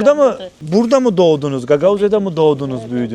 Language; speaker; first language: Turkish; native; Turkish